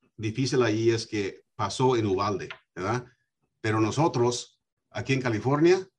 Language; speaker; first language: Spanish; early bilingual, heritage; Spanish